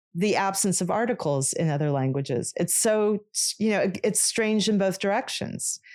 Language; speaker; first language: English; native; English